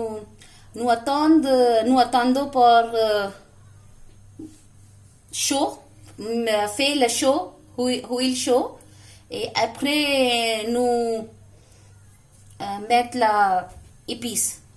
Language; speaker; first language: French; non-native, learner; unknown